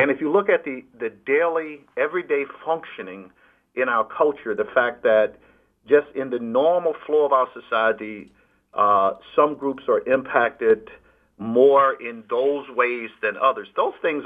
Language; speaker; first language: English; native; English